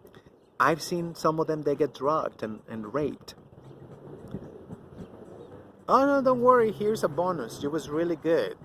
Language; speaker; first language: English; non-native, fluent; Spanish